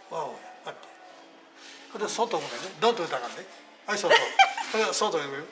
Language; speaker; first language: Japanese; native; Japanese